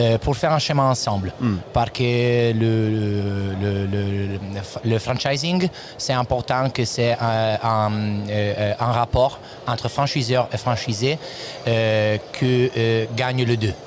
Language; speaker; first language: French; non-native, learner; Italian